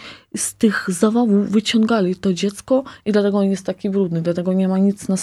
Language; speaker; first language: Polish; non-native, fluent; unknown